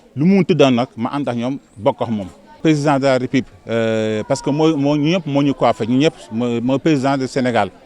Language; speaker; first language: Wolof; native; Wolof